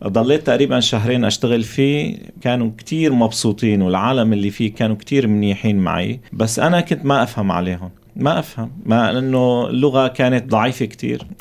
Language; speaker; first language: Arabic; non-native, local second language; Kurdish